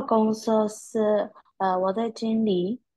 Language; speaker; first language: Chinese; non-native, learner; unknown